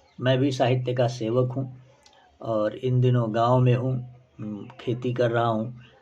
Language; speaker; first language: Hindi; native; Hindi